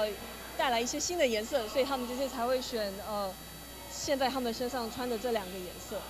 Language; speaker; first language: Chinese; native; Chinese